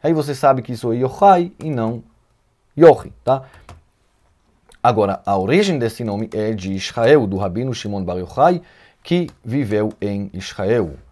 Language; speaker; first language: Portuguese; non-native, fluent; Hebrew